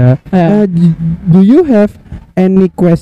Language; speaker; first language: English; non-native, learner; Indonesian